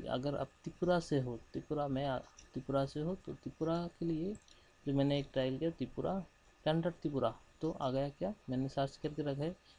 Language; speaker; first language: Hindi; non-native, local second language; Bangla